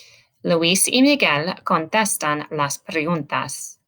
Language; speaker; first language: Spanish; non-native, learner; English